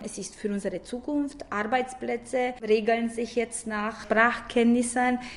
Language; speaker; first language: German; non-native, fluent; Romanian